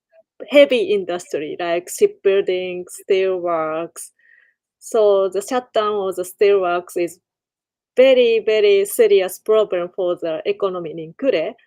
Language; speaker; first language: English; non-native, learner; Japanese